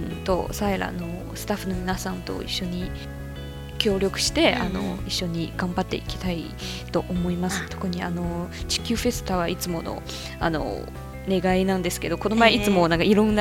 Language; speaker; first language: Japanese; non-native, fluent; Chinese